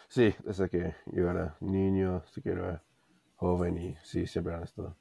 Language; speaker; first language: Spanish; non-native, fluent; English